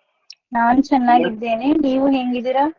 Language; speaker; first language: Kannada; non-native, learner; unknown